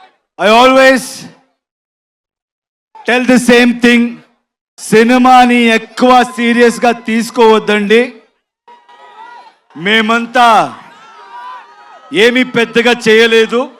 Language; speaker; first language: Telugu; non-native, learner; Kannada